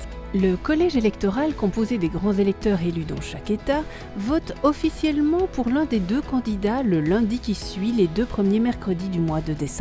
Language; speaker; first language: French; native; French